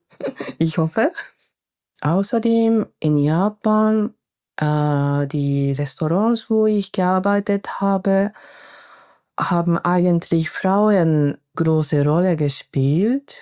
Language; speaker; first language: German; non-native, fluent; Japanese